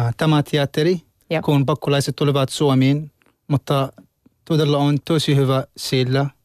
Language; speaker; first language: Finnish; non-native, learner; Arabic